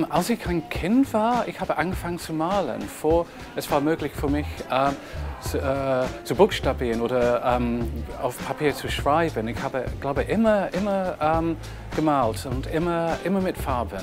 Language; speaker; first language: German; non-native, fluent; English